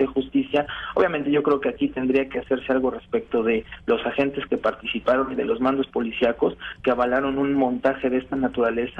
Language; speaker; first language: Spanish; native; Spanish